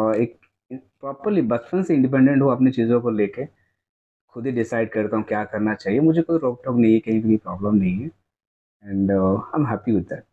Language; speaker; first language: Hindi; non-native, local second language; Odia